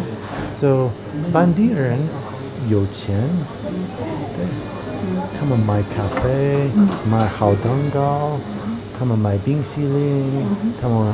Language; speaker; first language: Chinese; non-native, learner; English